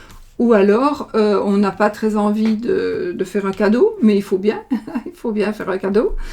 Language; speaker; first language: French; native; French